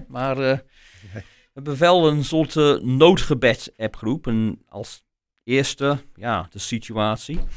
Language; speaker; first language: Dutch; non-native, fluent; English